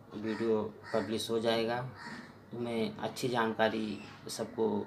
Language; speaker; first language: Hindi; native; Hindi